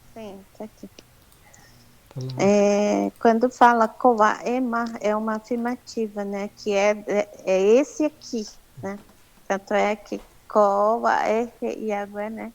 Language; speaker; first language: Portuguese; native; Portuguese